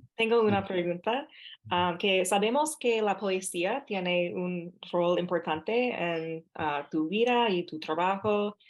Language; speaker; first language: Spanish; non-native, fluent; English